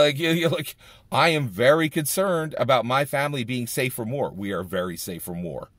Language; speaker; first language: English; native; English